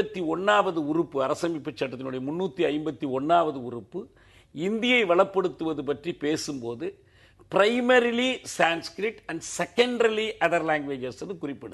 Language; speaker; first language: Tamil; native; Tamil